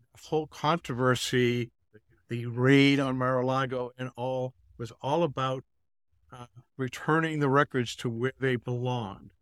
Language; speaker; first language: English; native; English